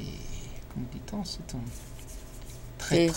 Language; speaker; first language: French; non-native, fluent; English